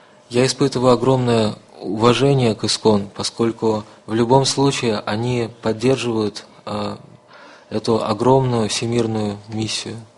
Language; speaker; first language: Russian; native; Russian